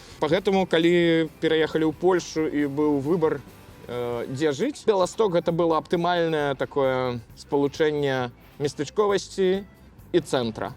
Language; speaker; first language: Belarusian; non-native, local second language; Russian